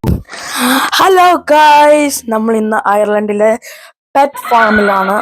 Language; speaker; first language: Malayalam; early bilingual, heritage; Malayalam